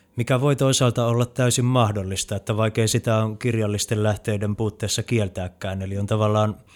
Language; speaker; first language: Finnish; native; Finnish